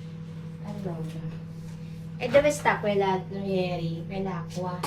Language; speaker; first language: Italian; non-native, learner; Filipino